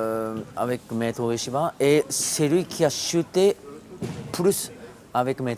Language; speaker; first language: French; non-native, fluent; Japanese